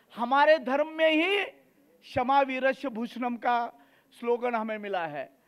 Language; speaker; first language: Hindi; native; Hindi